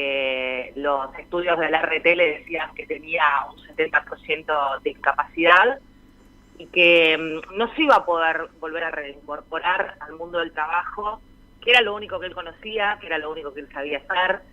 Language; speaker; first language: Spanish; native; Spanish